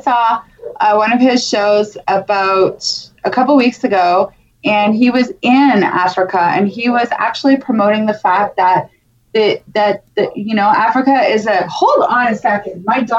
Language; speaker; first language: English; native; English